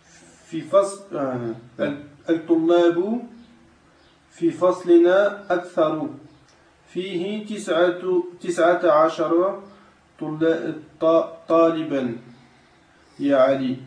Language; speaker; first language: Arabic; non-native, learner; French